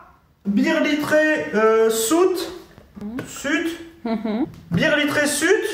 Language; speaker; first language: Turkish; non-native, learner; French